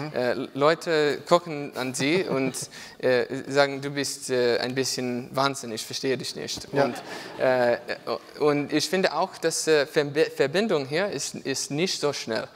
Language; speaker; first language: German; non-native, learner; English